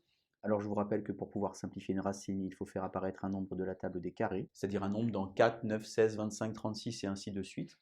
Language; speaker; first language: French; native; French